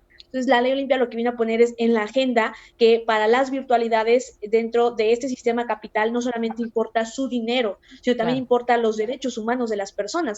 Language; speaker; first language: Spanish; native; Spanish